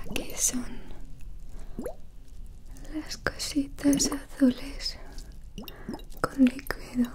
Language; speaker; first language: Spanish; non-native, learner; Russian